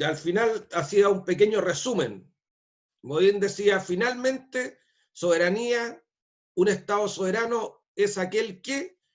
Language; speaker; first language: Spanish; native; Spanish